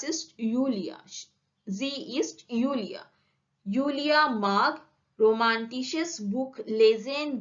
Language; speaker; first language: German; non-native, learner; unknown